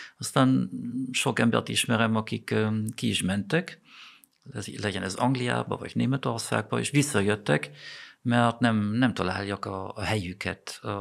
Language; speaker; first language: Hungarian; non-native, fluent; German